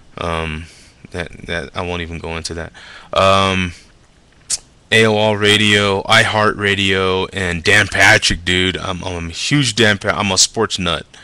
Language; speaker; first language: English; native; English